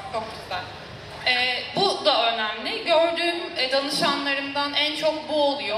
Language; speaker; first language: Turkish; native; Turkish